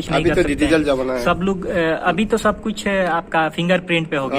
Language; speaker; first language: Hindi; native; Hindi